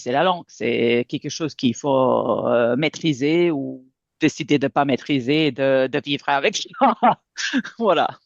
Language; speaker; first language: French; non-native, fluent; Serbian